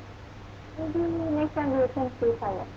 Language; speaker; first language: English; non-native, learner; Indonesian